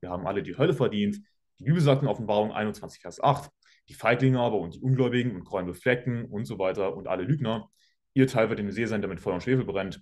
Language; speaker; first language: German; native; German